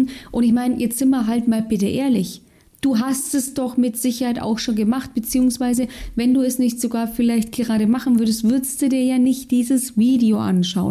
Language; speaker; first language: German; native; German